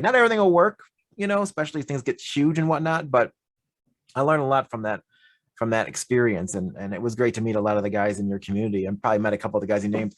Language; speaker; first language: English; native; English